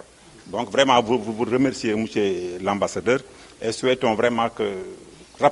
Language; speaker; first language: French; non-native, local second language; Wolof